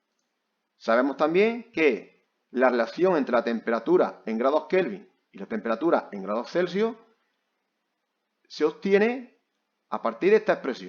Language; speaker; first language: Spanish; native; Spanish